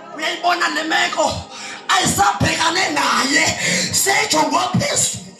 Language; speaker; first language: Zulu; non-native, local second language; Xhosa